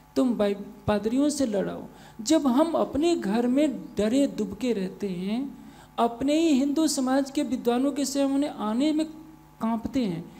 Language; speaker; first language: Hindi; native; Hindi